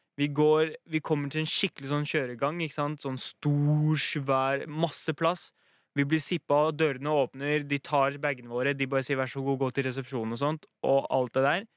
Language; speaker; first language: Norwegian; early bilingual, other home language; Arabic